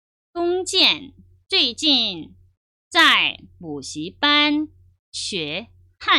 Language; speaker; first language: Chinese; non-native, fluent; Korean